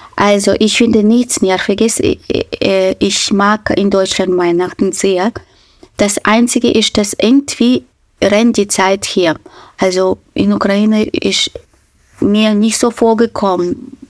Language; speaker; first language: German; non-native, fluent; Russian